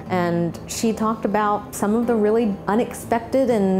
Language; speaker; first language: English; native; English